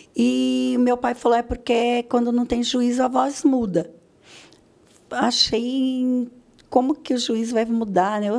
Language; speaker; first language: Portuguese; native; Portuguese